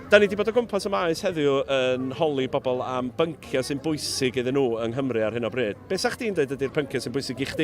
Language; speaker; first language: Welsh; native; Welsh